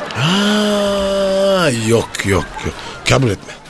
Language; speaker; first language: Turkish; non-native, learner; French